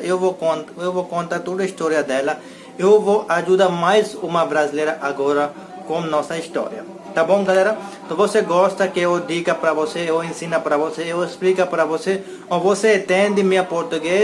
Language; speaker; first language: Portuguese; non-native, learner; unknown